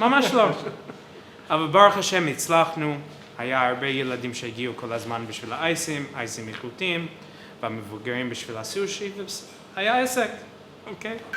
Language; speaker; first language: Hebrew; non-native, fluent; English